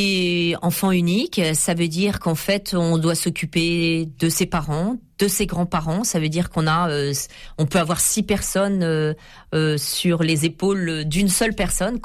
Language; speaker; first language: French; native; French